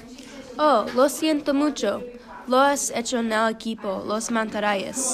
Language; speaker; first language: Spanish; non-native, learner; English